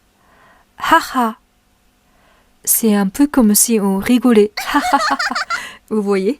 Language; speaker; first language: French; non-native, fluent; Japanese